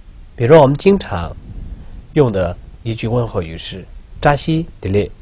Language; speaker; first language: Chinese; non-native, local second language; Tibetan